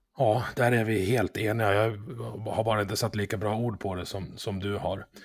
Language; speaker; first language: Swedish; native; Swedish